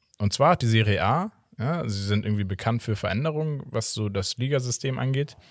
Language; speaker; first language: German; early bilingual, other home language; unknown